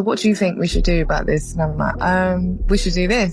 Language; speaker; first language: English; native; English